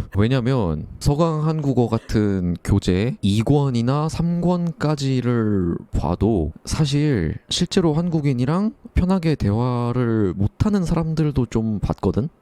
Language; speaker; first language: Korean; native; Korean